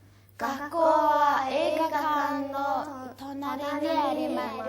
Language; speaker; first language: Japanese; non-native, learner; Mongolian